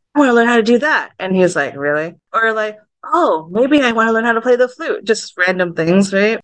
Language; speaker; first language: English; early bilingual, other home language; Vietnamese